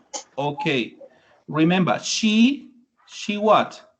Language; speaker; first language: English; non-native, learner; Spanish